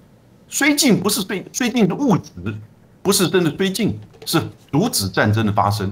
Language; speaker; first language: Chinese; native; Chinese